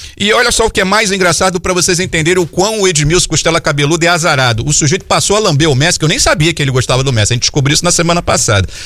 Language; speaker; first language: Portuguese; native; Portuguese